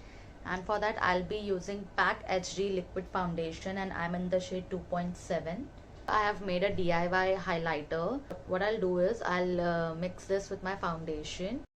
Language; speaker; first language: English; non-native, local second language; Hindi